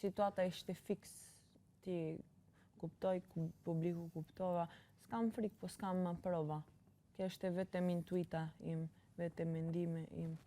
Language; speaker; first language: Albanian; early bilingual, heritage; Albanian